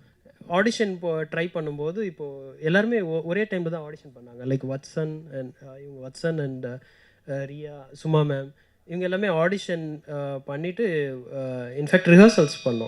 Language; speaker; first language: Tamil; native; Tamil